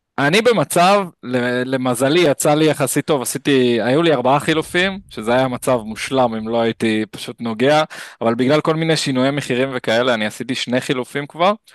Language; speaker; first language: Hebrew; native; Hebrew